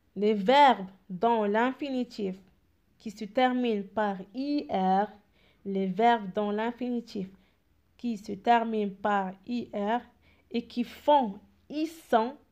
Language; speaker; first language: French; non-native, local second language; Arabic